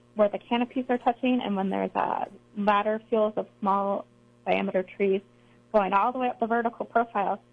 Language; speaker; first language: English; native; English